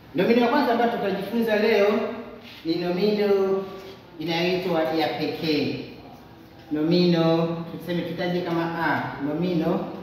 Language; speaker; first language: Swahili; native; Swahili